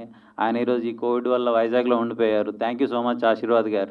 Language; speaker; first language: Telugu; native; Telugu